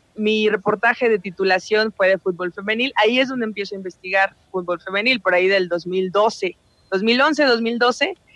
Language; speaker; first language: Spanish; native; Spanish